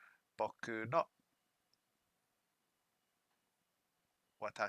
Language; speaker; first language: Japanese; non-native, learner; English